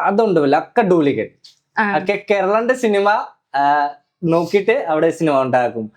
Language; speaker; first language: Malayalam; non-native, local second language; Bangla